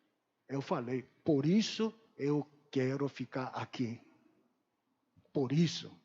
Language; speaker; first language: Portuguese; non-native, learner; Korean